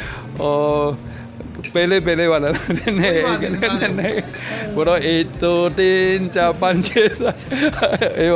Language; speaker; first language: Hindi; non-native, learner; Chinese